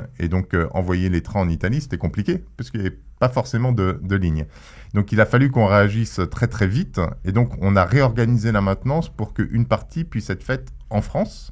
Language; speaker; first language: French; native; French